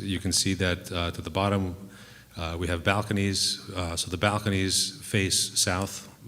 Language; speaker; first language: English; native; English